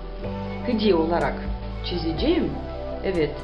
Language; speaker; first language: Turkish; non-native, learner; Russian